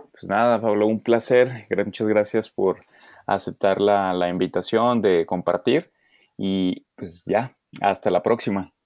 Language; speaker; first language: Spanish; native; Spanish